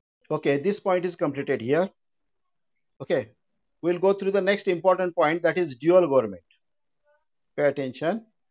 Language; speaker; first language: English; non-native, local second language; Marathi